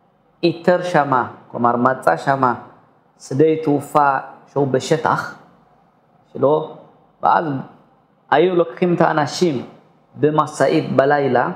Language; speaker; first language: Hebrew; non-native, fluent; Amharic